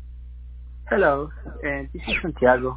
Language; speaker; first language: English; non-native, fluent; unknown